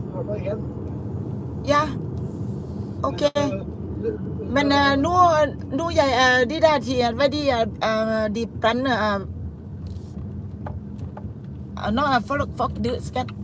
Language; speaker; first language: Danish; non-native, learner; Thai